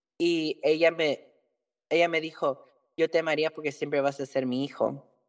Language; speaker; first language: Spanish; early bilingual, heritage; Spanish